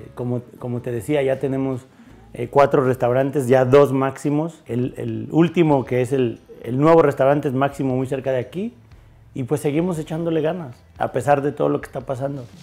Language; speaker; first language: Spanish; native; Spanish